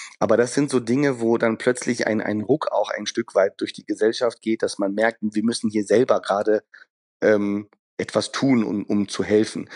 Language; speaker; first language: German; early bilingual, other home language; Persian